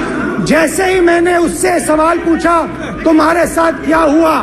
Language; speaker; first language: Hindi; native; Hindi